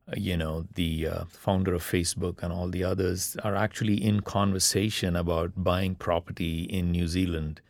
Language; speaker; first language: English; non-native, local second language; Tamil